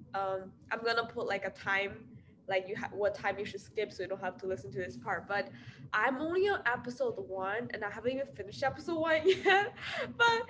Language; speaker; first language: English; non-native, fluent; Chinese